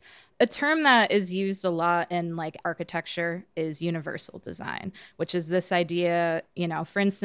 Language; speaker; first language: English; native; English